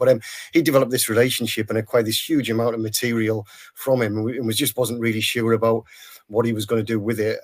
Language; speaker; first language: English; native; English